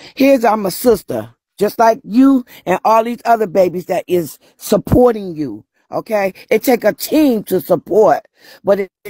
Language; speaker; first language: English; native; English